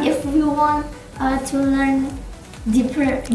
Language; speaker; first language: English; non-native, learner; Indonesian